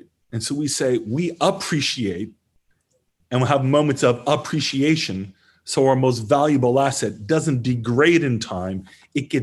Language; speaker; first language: English; native; English